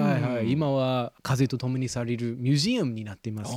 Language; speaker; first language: Japanese; non-native, fluent; English